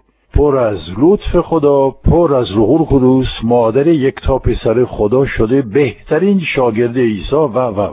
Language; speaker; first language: Persian; non-native, fluent; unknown